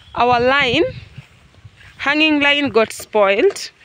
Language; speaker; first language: English; non-native, local second language; Luo (Kenya and Tanzania)